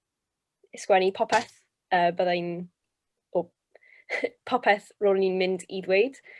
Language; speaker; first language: Welsh; non-native, local second language; English